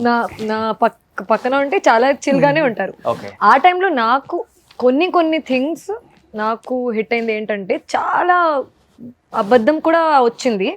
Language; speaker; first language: Telugu; non-native, fluent; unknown